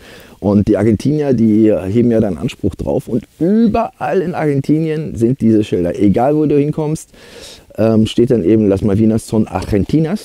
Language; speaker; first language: German; native; German